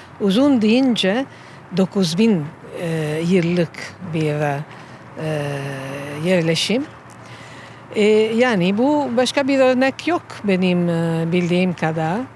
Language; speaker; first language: Turkish; non-native, fluent; Italian